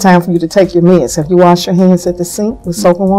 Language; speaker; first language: English; native; English